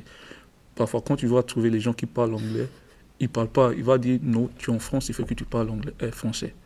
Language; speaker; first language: French; non-native, learner; English